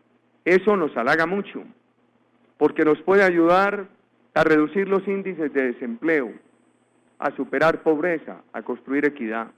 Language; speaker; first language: Spanish; native; Spanish